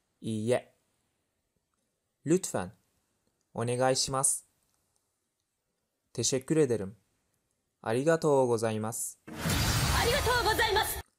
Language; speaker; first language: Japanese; non-native, fluent; Turkish